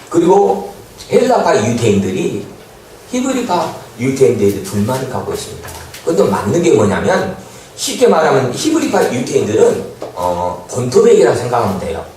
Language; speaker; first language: Korean; native; Korean